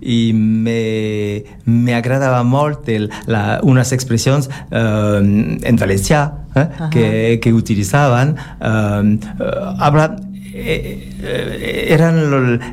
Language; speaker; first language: Catalan; non-native, learner; French